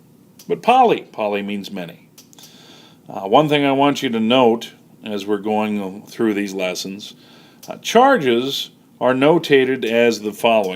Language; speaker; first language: English; native; English